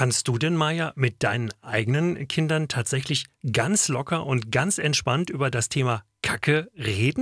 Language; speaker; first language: German; native; German